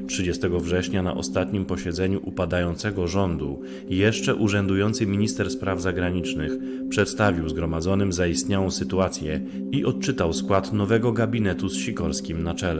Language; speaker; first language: Polish; native; Polish